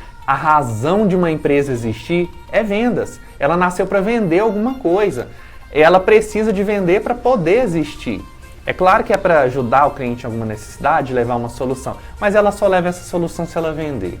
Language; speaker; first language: Portuguese; native; Portuguese